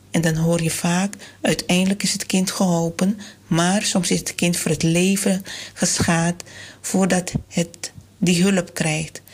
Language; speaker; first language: Dutch; native; Dutch